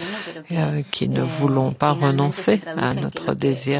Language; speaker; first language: French; non-native, fluent; Spanish